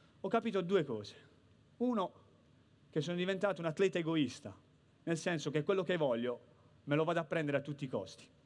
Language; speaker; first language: Italian; native; Italian